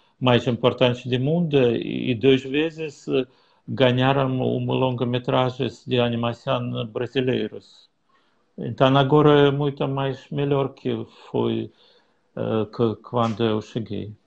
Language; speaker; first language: Portuguese; non-native, learner; Russian